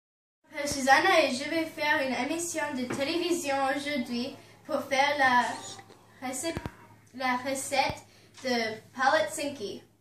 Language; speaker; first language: French; non-native, learner; English